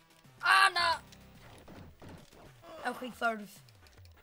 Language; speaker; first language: Welsh; non-native, local second language; English